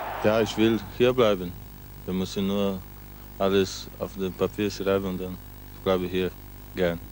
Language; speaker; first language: German; non-native, learner; Portuguese